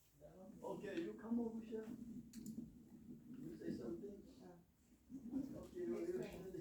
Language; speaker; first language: English; non-native, learner; Korean